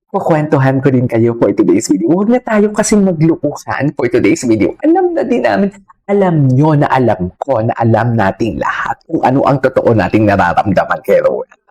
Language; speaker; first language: Filipino; non-native, local second language; Hiligaynon